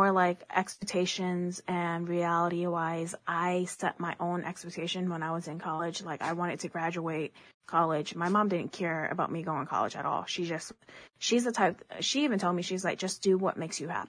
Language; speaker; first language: English; early bilingual, other home language; Chinese